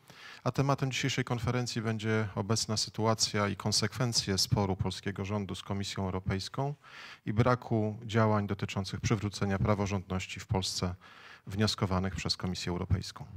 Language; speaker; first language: Polish; native; Polish